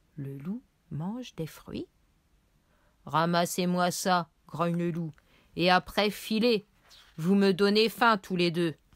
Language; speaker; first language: French; native; French